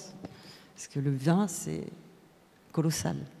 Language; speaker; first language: French; native; French